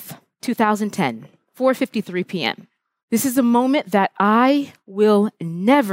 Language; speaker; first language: English; early bilingual, other home language; Haitian Creole